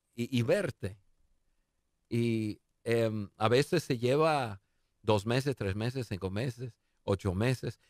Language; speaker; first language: Spanish; non-native, fluent; English